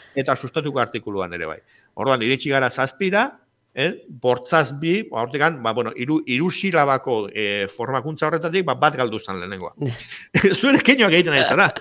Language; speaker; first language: Basque; native; Basque